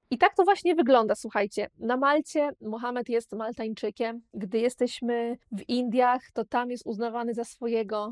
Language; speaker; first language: Polish; native; Polish